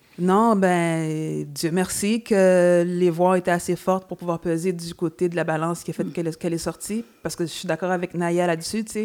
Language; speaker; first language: French; native; French